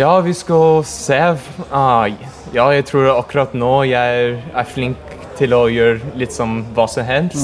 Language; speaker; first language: Norwegian; early bilingual, heritage; English